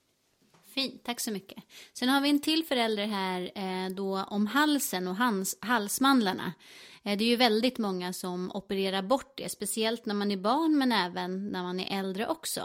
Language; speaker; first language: Swedish; native; Swedish